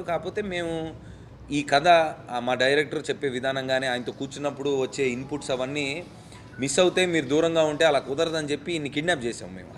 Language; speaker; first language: Telugu; native; Telugu